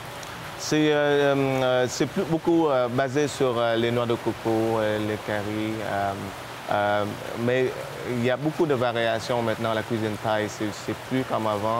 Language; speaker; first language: French; non-native, fluent; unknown